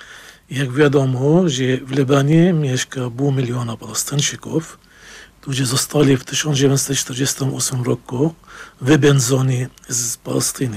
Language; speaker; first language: Polish; non-native, fluent; Arabic